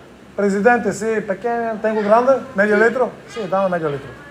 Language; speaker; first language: Spanish; non-native, learner; Bulgarian